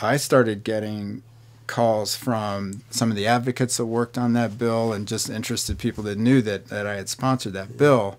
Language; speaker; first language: English; native; English